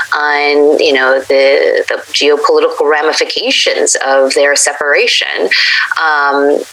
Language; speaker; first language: English; native; English